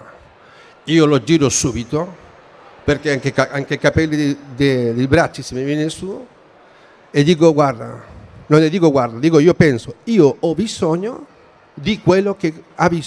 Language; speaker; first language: Italian; non-native, fluent; Spanish